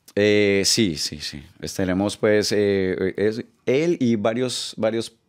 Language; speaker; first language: Spanish; native; Spanish